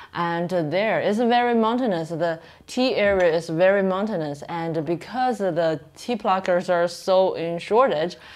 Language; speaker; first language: English; non-native, fluent; Chinese